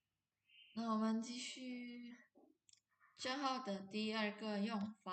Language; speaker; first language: Chinese; non-native, fluent; Indonesian